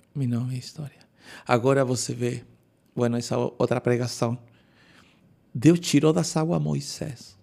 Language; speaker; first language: Portuguese; non-native, fluent; Spanish